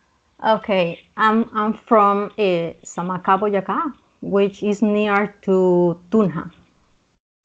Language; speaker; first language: English; non-native, learner; Spanish